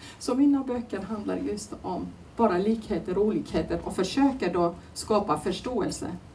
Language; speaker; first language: Swedish; non-native, fluent; Turoyo